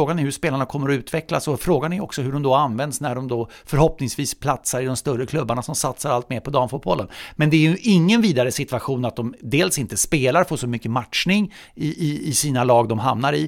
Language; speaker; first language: Swedish; native; Swedish